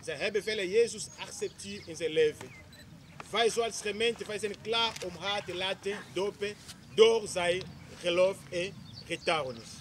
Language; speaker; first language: Dutch; non-native, learner; Portuguese